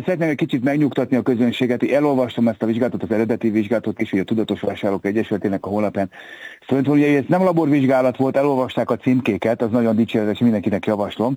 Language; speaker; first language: Hungarian; native; Hungarian